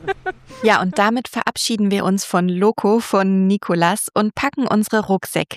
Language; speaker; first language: German; native; German